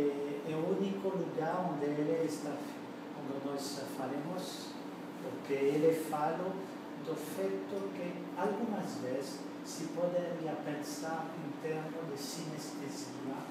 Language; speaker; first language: Portuguese; non-native, learner; French